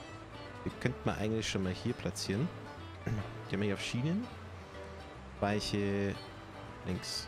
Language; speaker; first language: German; native; German